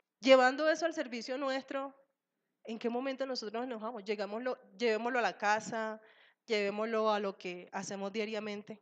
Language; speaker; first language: Spanish; native; Spanish